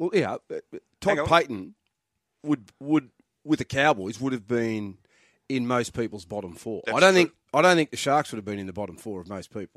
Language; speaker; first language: English; native; English